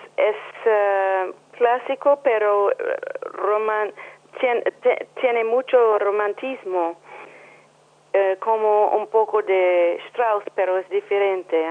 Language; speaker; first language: Spanish; non-native, learner; English